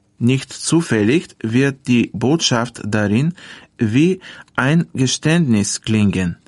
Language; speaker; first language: German; non-native, fluent; Bulgarian